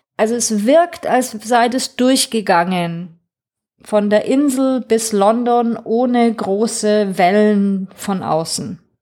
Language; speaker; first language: German; non-native, fluent; Greek